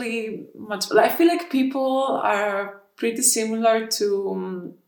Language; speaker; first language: English; non-native, fluent; Greek